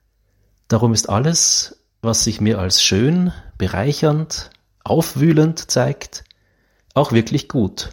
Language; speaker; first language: German; native; German